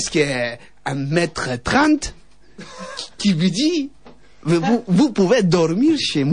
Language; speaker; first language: French; native; French